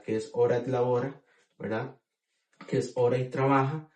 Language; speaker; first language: Spanish; native; Spanish